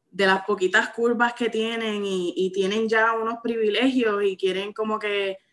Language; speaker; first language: Spanish; native; Spanish